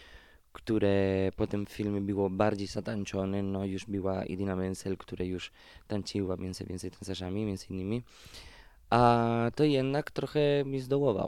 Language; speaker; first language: Polish; non-native, fluent; Spanish